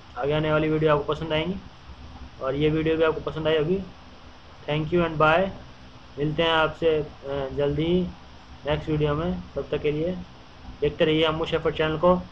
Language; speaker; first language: Hindi; native; Hindi